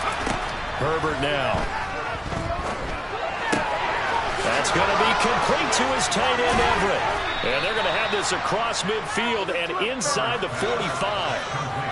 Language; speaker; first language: English; native; English